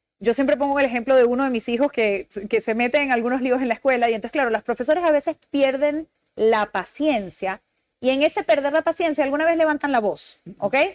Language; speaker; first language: Spanish; native; Spanish